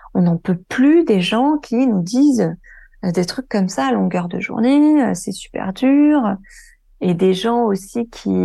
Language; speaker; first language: French; native; French